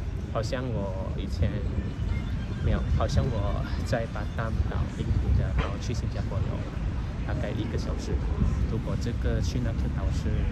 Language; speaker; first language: Chinese; early bilingual, heritage; Chinese